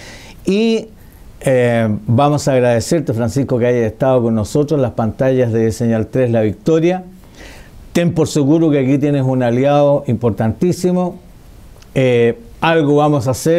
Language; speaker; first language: Spanish; native; Spanish